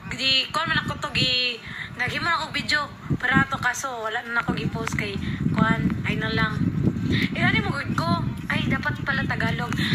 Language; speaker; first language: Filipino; non-native, local second language; Cebuano